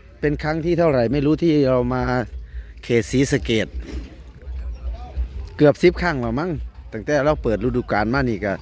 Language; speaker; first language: Thai; non-native, local second language; Northeastern Thai